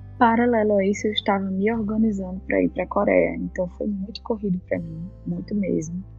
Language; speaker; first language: Portuguese; native; Portuguese